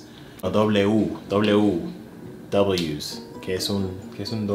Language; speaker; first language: Spanish; non-native, fluent; English